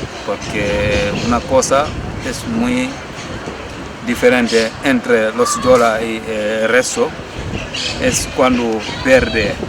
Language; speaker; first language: Spanish; non-native, fluent; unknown